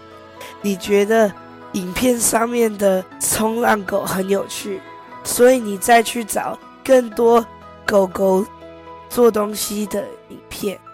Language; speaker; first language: Chinese; early bilingual, heritage; Chinese